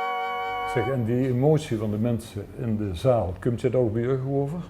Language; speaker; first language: Dutch; native; Dutch